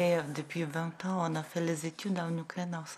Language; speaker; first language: French; non-native, learner; Ukrainian